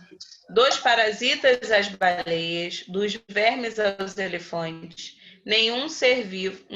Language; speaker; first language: Portuguese; native; Portuguese